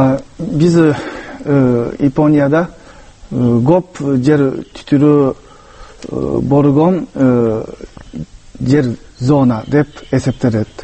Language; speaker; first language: Kyrgyz; non-native, learner; Japanese